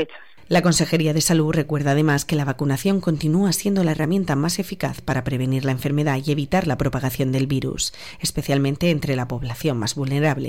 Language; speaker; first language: Spanish; native; Spanish